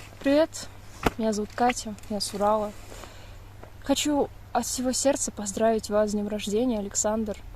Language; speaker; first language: Russian; native; Russian